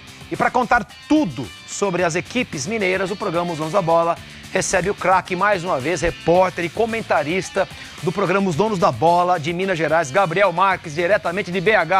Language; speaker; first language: Portuguese; native; Portuguese